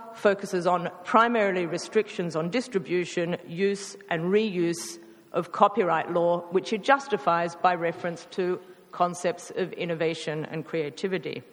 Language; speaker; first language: English; native; English